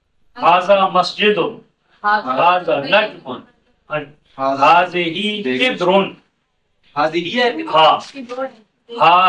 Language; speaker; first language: Arabic; non-native, fluent; Urdu